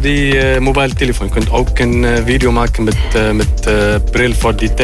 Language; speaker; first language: Dutch; non-native, learner; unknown